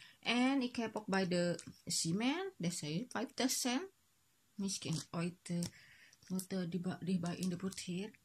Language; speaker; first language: Dutch; non-native, local second language; Indonesian